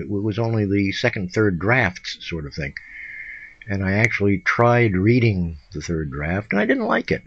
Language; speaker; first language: English; native; English